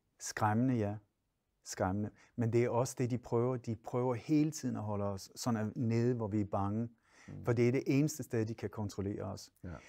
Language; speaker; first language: Danish; native; Danish